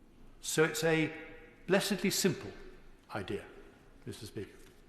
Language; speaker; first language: English; native; English